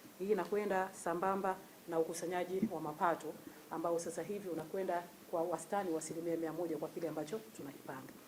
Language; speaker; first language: Swahili; native; Swahili